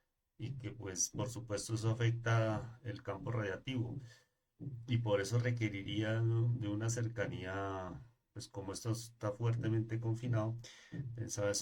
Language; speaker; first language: Spanish; native; Spanish